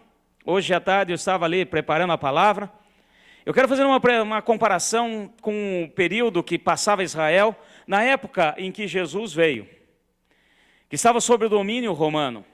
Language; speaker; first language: Portuguese; native; Portuguese